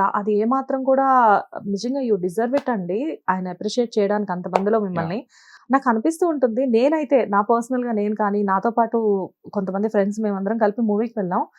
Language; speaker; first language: Telugu; native; Telugu